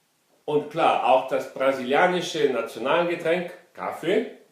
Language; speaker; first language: German; non-native, fluent; Portuguese